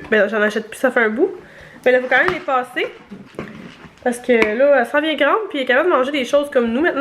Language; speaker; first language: French; native; French